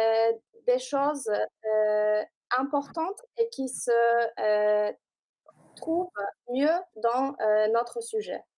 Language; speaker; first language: French; non-native, learner; Polish